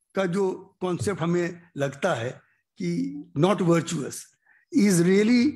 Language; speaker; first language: Hindi; native; Hindi